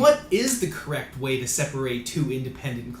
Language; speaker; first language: English; native; English